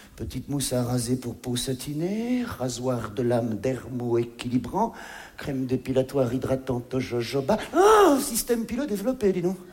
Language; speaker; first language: French; native; French